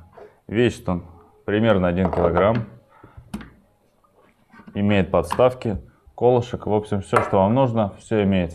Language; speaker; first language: Russian; native; Russian